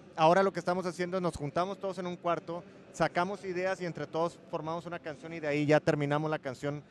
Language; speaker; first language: Spanish; native; Spanish